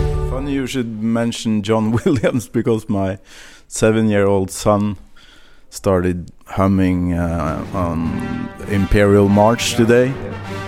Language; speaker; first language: English; non-native, fluent; Norwegian